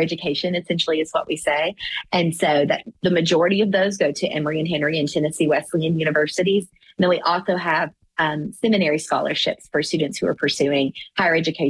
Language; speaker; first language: English; native; English